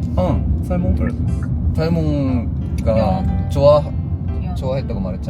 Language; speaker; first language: Korean; non-native, learner; Japanese